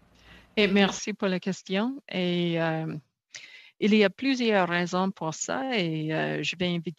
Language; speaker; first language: French; non-native, learner; English